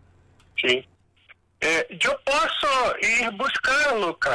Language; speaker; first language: Spanish; non-native, learner; Portuguese